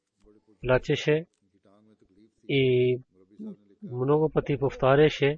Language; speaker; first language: Bulgarian; non-native, fluent; Urdu